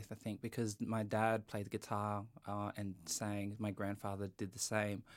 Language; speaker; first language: English; native; English